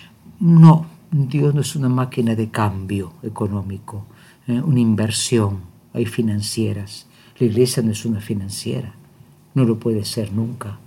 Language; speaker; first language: Spanish; native; Spanish